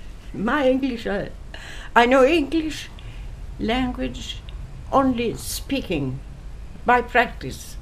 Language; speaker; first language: English; non-native, fluent; Italian